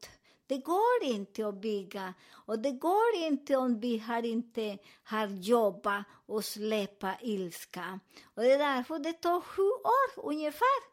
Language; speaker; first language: Swedish; non-native, learner; Spanish